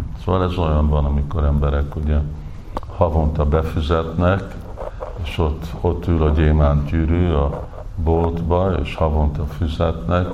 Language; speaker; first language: Hungarian; early bilingual, heritage; English